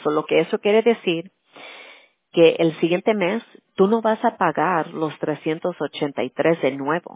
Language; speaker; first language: Spanish; early bilingual, heritage; Spanish